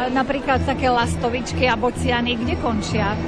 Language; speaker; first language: Slovak; native; Slovak